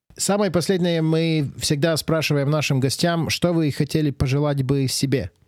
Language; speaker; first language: Russian; non-native, local second language; Latvian